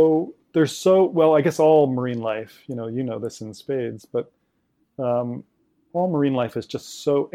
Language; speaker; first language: English; native; English